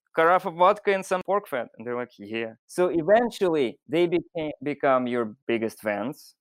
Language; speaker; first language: English; non-native, fluent; Russian